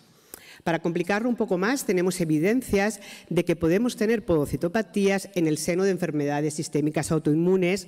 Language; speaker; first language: Spanish; native; Spanish